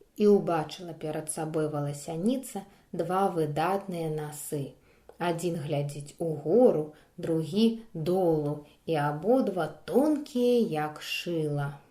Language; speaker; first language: Belarusian; non-native, local second language; Russian